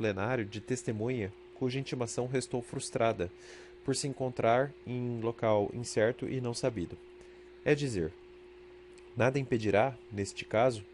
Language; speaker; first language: Portuguese; native; Portuguese